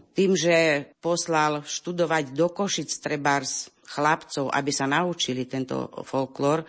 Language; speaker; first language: Slovak; early bilingual, heritage; Slovak